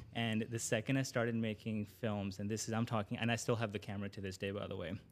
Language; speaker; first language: English; early bilingual, other home language; Urdu